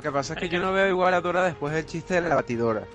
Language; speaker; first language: Spanish; native; Spanish